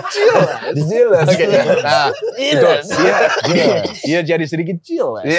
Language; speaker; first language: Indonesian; non-native, learner; Danish